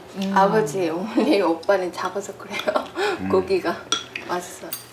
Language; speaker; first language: Korean; non-native, fluent; Vietnamese